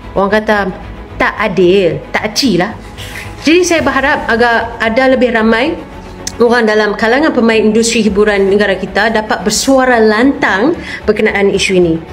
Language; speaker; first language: Malay; native; Malay